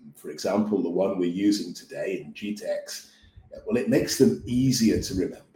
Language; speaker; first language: English; native; English